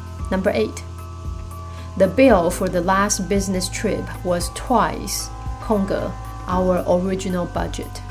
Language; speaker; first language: English; non-native, fluent; Chinese